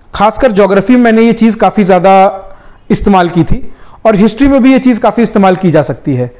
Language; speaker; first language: Hindi; native; Hindi